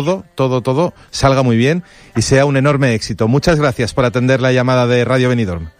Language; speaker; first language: Spanish; native; Spanish